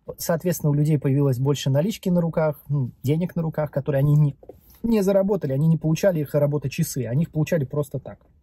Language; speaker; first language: Russian; native; Russian